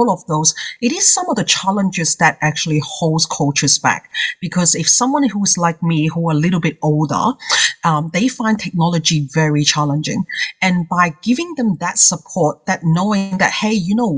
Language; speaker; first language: English; non-native, local second language; Cantonese